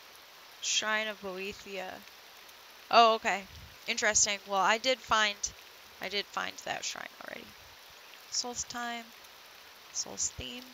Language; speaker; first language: English; native; English